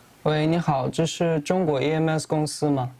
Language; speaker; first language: Chinese; non-native, fluent; Tajik